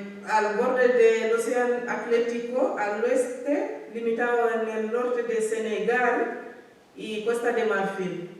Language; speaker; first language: Spanish; non-native, learner; Fula